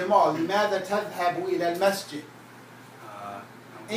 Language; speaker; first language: Arabic; non-native, fluent; English